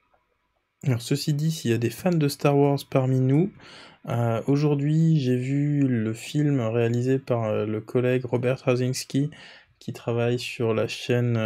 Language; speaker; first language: French; native; French